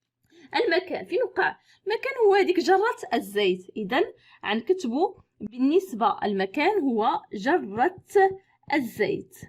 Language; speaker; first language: Arabic; native; Arabic